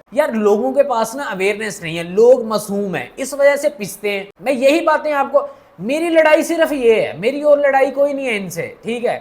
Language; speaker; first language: Urdu; non-native, local second language; Punjabi